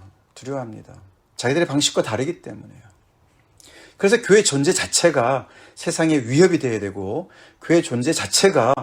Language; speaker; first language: Korean; native; Korean